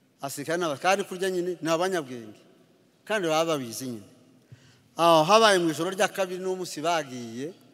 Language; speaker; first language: Kinyarwanda; native; Kinyarwanda